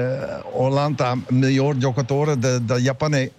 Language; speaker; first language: Italian; non-native, learner; Dutch